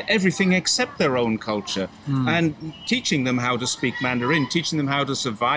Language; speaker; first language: English; native; English